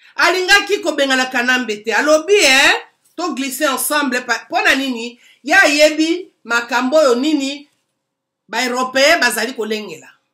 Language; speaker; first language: Lingala; native; Lingala